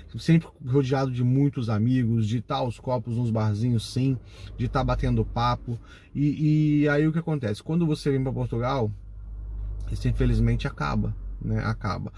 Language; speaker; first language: Portuguese; native; Portuguese